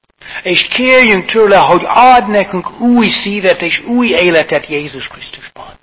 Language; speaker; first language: Hungarian; non-native, fluent; English